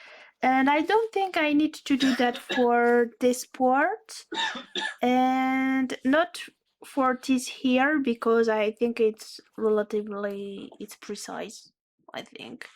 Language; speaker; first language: English; non-native, learner; French